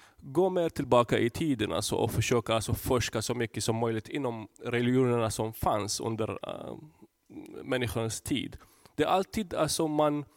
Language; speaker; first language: Swedish; non-native, fluent; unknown